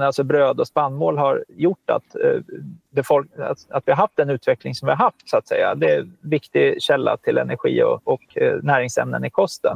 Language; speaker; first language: Swedish; native; Swedish